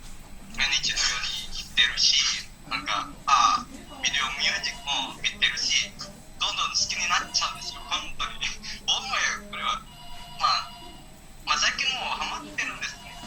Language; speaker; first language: Japanese; non-native, learner; Indonesian